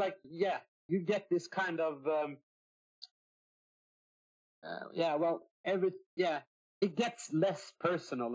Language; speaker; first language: English; non-native, fluent; Swedish